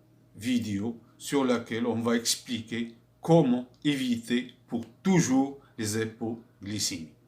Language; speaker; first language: French; non-native, fluent; Arabic